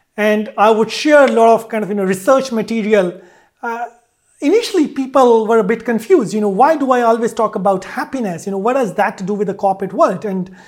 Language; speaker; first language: English; non-native, local second language; Hindi